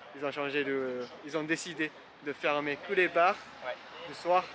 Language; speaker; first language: French; non-native, learner; Japanese